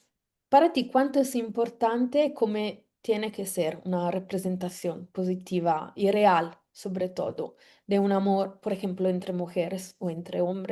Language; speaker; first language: Spanish; non-native, fluent; Italian